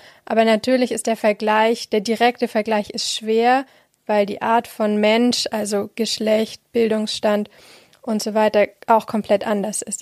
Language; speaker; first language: German; native; German